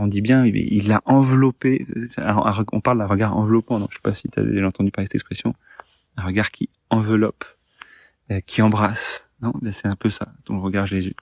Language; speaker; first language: French; native; French